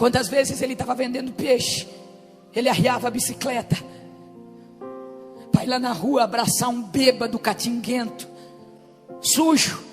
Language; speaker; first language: Portuguese; native; Portuguese